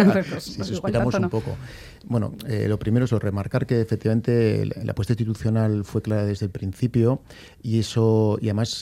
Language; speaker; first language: Spanish; native; Spanish